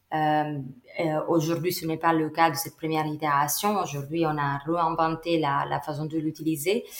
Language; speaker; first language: French; non-native, fluent; Italian